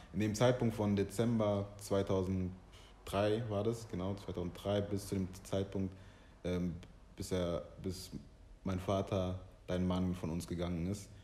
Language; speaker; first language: German; early bilingual, other home language; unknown